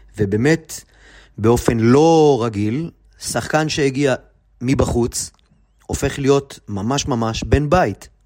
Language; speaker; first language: Hebrew; native; Hebrew